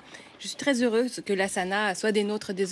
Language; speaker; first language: French; native; French